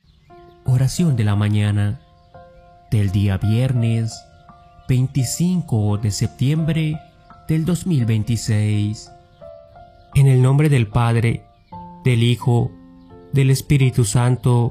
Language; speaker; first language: Spanish; native; Spanish